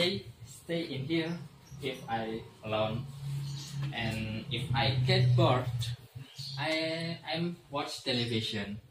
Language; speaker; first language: English; non-native, learner; Indonesian